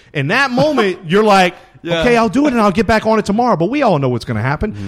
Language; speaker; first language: English; native; English